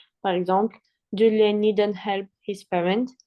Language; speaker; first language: English; non-native, fluent; French